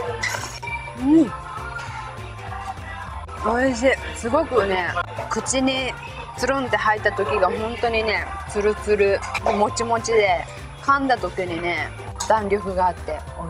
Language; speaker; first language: Japanese; native; Japanese